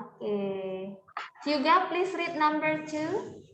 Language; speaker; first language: English; non-native, fluent; Indonesian